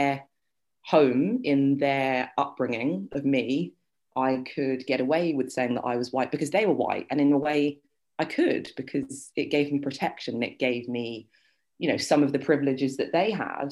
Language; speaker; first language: English; native; English